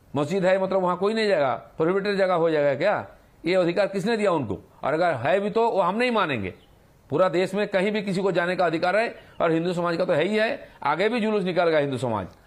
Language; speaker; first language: Hindi; non-native, local second language; Bangla